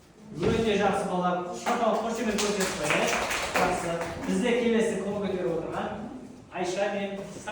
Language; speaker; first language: Kazakh; native; Kazakh